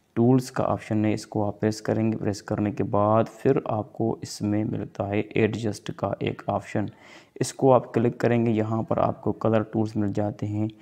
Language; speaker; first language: Urdu; non-native, local second language; Sindhi